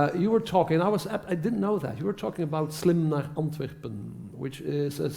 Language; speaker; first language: English; non-native, fluent; Dutch